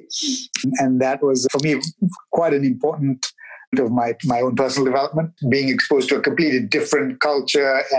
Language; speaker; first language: English; non-native, local second language; Tamil